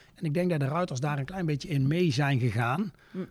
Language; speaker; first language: Dutch; native; Dutch